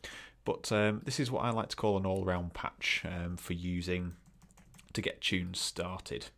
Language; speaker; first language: English; native; English